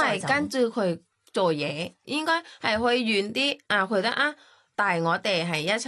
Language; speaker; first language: Cantonese; non-native, fluent; Thai